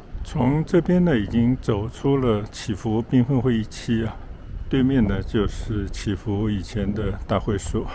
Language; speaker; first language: Chinese; native; Chinese